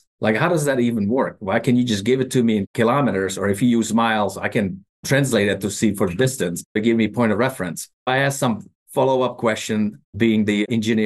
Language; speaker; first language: English; non-native, fluent; Czech